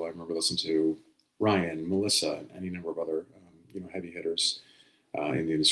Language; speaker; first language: English; native; English